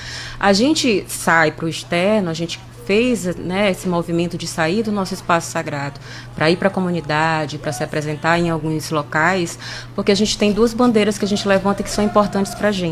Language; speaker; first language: Portuguese; native; Portuguese